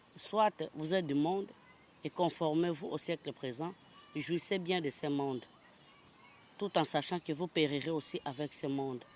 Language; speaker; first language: French; non-native, local second language; Lingala